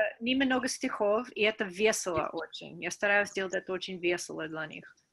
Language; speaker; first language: Russian; non-native, fluent; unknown